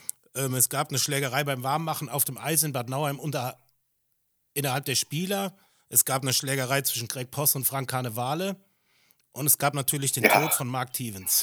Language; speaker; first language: German; native; German